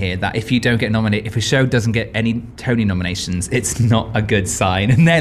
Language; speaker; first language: English; native; English